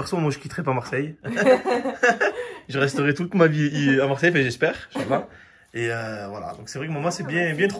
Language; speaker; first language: French; native; French